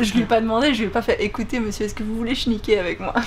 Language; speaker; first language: French; native; French